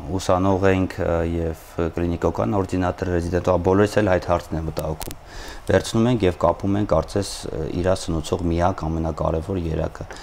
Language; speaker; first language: Armenian; native; Armenian